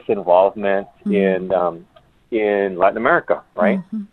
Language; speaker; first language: English; early bilingual, other home language; Spanish